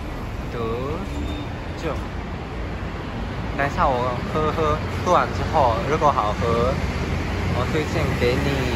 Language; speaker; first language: Chinese; non-native, fluent; Japanese